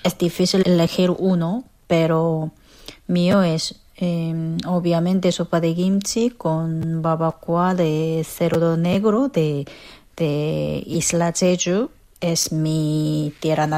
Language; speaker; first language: Spanish; non-native, fluent; Korean